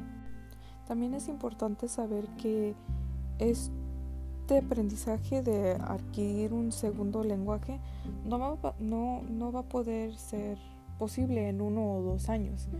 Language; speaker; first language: Spanish; early bilingual, heritage; Spanish